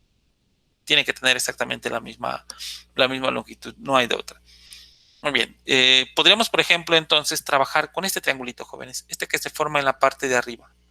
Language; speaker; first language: Spanish; native; Spanish